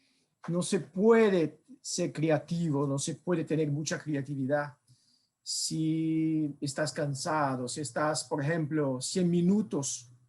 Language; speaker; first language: Spanish; non-native, fluent; Portuguese